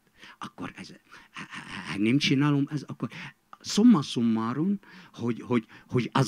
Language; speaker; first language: Hungarian; non-native, fluent; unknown